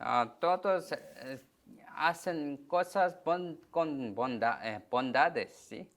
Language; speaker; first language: Spanish; non-native, learner; Korean